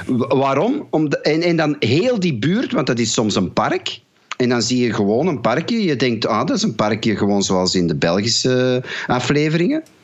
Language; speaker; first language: Dutch; native; Dutch